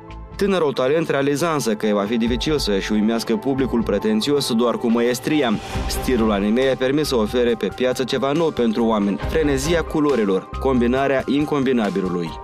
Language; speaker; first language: Romanian; native; Romanian